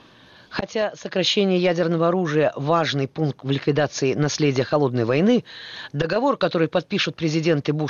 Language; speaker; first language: Russian; native; Russian